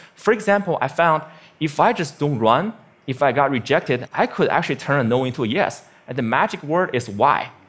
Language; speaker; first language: English; non-native, fluent; Chinese